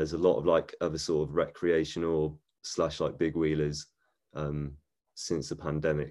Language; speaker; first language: English; native; English